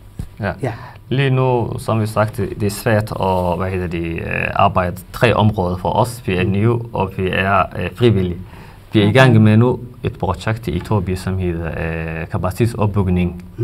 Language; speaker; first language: Danish; non-native, fluent; Somali